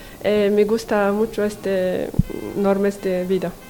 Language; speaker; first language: Spanish; non-native, learner; Arabic